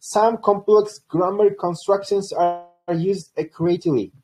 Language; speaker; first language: English; non-native, fluent; Uzbek